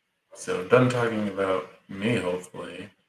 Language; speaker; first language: English; native; English